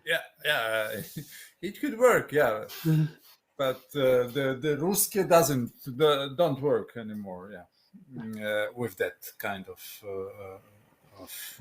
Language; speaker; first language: English; non-native, fluent; Polish